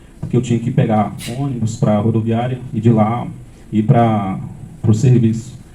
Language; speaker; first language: Portuguese; non-native, local second language; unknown